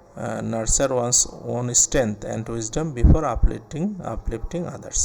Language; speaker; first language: English; non-native, local second language; Bangla